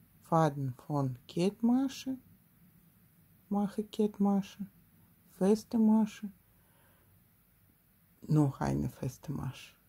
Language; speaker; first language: German; non-native, learner; Russian